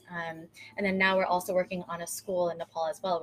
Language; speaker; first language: English; native; English